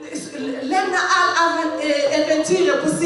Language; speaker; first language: Swedish; non-native, fluent; Lingala